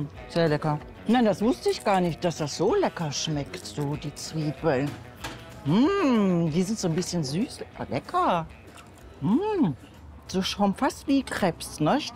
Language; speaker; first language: German; native; German